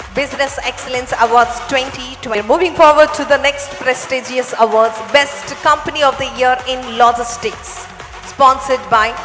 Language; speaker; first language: English; non-native, local second language; Telugu